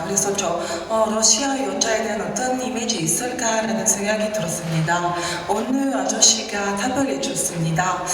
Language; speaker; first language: Korean; non-native, learner; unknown